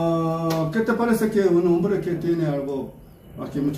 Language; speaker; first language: Spanish; non-native, learner; Korean